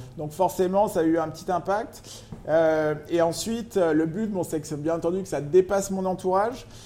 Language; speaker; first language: French; native; French